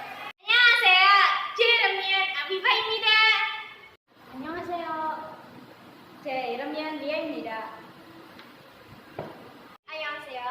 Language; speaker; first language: Korean; non-native, learner; Indonesian